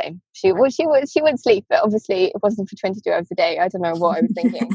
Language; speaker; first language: English; native; English